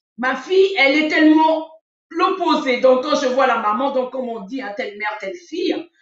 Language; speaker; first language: French; non-native, local second language; Lingala